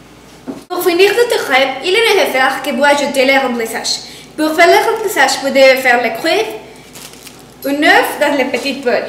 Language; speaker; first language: French; non-native, learner; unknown